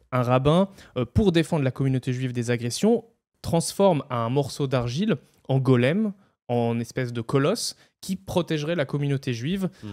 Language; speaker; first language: French; non-native, fluent; Hebrew